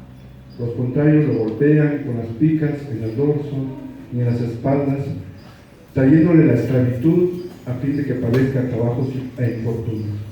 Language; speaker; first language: Spanish; native; Spanish